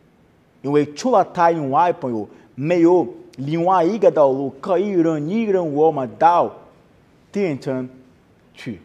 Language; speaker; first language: Chinese; non-native, learner; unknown